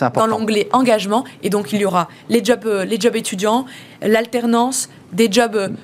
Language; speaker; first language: French; native; French